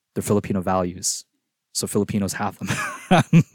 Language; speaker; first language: English; non-native, local second language; Filipino